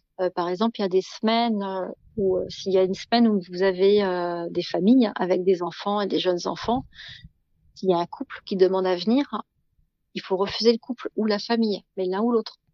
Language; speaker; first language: French; native; French